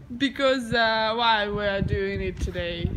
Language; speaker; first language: English; non-native, learner; Russian